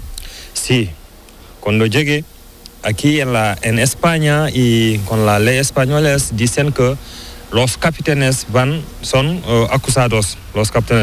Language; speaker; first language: Spanish; non-native, learner; Fula